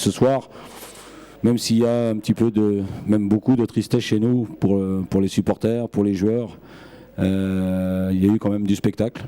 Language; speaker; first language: French; native; French